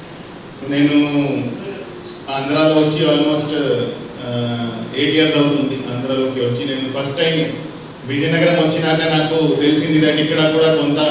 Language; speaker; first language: Telugu; non-native, fluent; Hindi